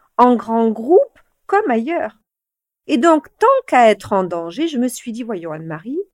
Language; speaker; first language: French; native; French